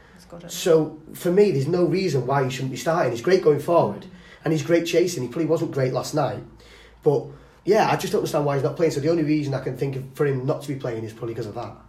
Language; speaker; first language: English; native; English